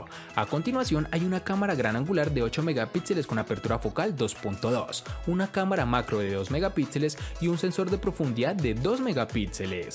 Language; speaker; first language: Spanish; native; Spanish